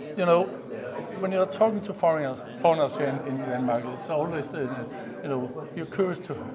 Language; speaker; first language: English; non-native, fluent; Danish